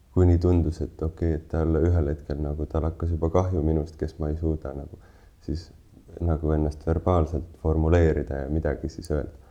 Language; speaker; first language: Estonian; native; Estonian